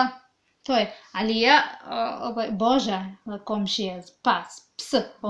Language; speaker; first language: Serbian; non-native, learner; English